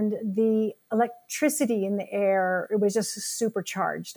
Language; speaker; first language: English; native; English